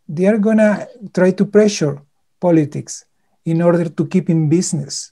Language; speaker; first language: English; non-native, fluent; Spanish